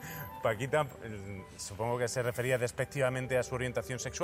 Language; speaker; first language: Spanish; native; Spanish